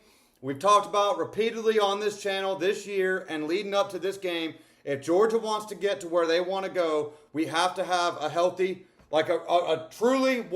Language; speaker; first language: English; native; English